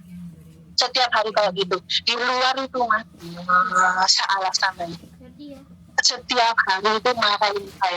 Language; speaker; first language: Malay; non-native, local second language; Javanese